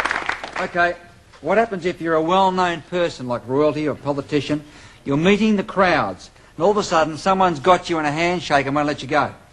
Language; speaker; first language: English; native; English